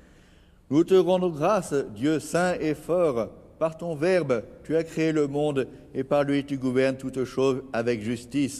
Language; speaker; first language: French; native; French